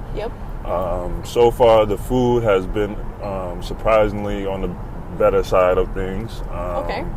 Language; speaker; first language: English; native; English